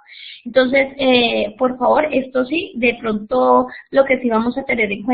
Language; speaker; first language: Spanish; native; Spanish